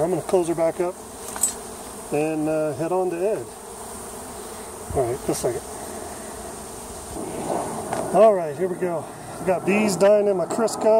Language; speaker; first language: English; native; English